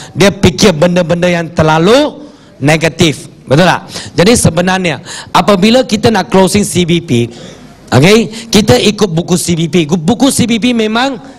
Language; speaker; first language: Malay; non-native, local second language; Chinese